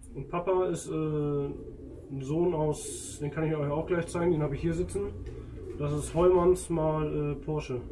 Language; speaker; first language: German; native; German